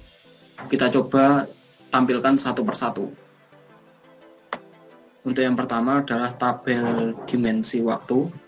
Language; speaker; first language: Indonesian; native; Indonesian